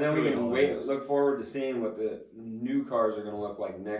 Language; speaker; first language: English; native; English